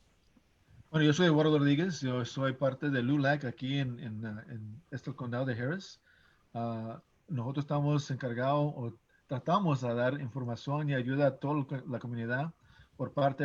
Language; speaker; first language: Spanish; non-native, fluent; English